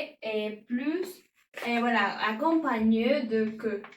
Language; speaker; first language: French; non-native, learner; Spanish